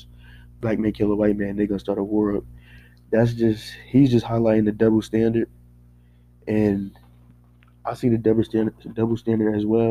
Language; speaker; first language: English; native; English